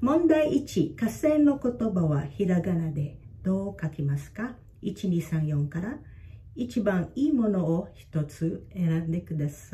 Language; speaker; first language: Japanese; non-native, fluent; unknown